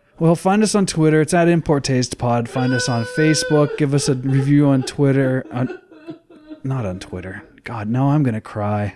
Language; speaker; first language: English; native; English